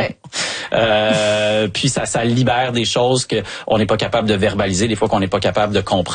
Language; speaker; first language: French; native; French